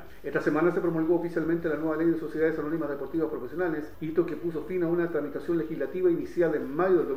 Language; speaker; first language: Spanish; native; Spanish